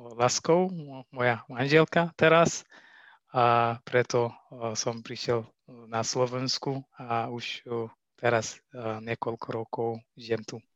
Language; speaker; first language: Slovak; non-native, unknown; Tigrinya